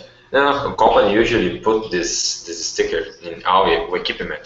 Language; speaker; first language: English; non-native, learner; Portuguese